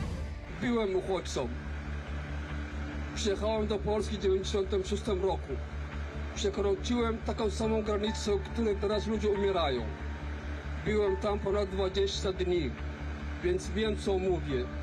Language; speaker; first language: Polish; non-native, fluent; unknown